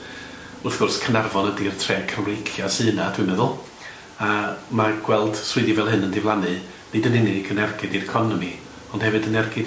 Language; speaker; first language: Welsh; native; Welsh